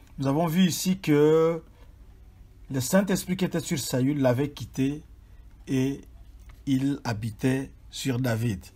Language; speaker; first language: French; non-native, local second language; Swahili